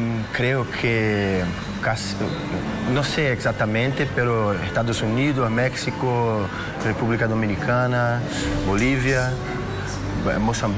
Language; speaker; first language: Spanish; non-native, fluent; Portuguese